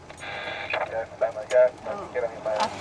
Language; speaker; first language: Spanish; native; Spanish